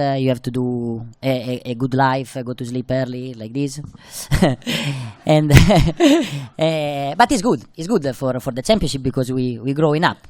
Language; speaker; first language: English; non-native, fluent; Italian